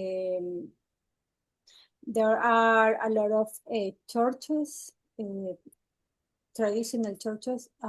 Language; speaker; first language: English; non-native, learner; Spanish